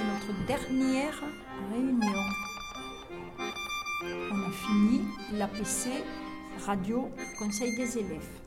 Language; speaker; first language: French; native; French